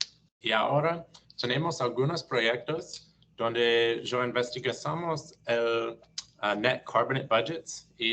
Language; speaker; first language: Spanish; non-native, learner; English